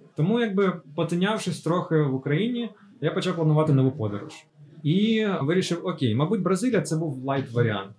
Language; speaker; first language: Ukrainian; native; Ukrainian